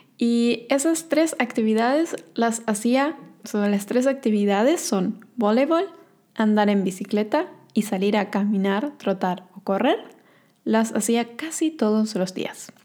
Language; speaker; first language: Spanish; native; Spanish